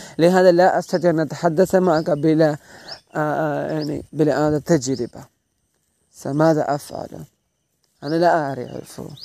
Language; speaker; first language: Arabic; non-native, learner; Malayalam